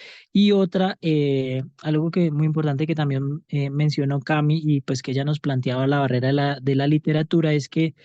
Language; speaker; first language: Spanish; native; Spanish